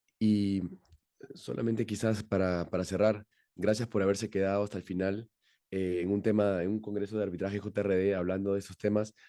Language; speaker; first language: Spanish; native; Spanish